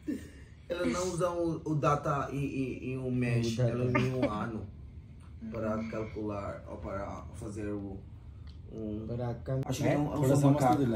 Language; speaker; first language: Portuguese; non-native, learner; Marathi